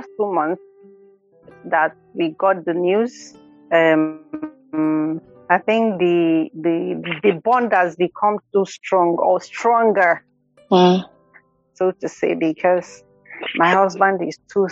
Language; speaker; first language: English; non-native, local second language; Igbo